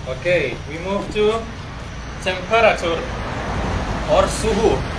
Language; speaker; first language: English; non-native, learner; Indonesian